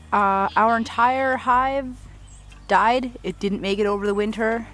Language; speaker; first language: English; native; English